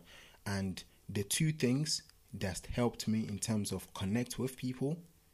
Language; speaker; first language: English; non-native, local second language; Yoruba